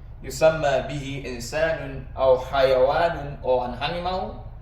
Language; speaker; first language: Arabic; non-native, fluent; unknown